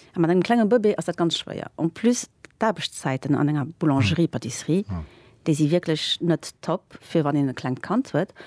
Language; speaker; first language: Luxembourgish; early bilingual, other home language; Spanish